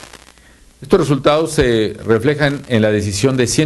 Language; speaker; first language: Spanish; native; Spanish